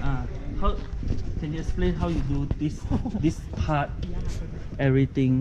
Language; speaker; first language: English; non-native, learner; Cantonese